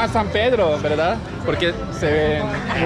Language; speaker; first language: Spanish; non-native, learner; Korean